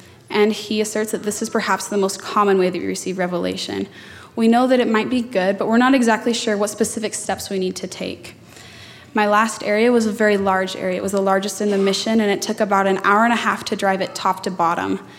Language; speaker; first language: English; native; English